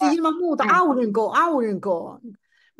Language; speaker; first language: Finnish; non-native, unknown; Chinese